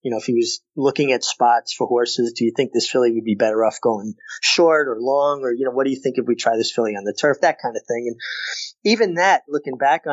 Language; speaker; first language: English; native; English